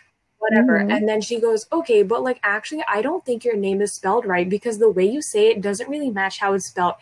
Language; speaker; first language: English; early bilingual, other home language; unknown